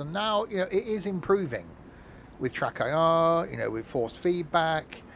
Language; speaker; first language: English; native; English